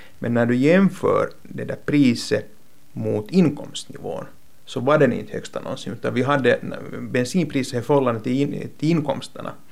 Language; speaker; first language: Swedish; native; Swedish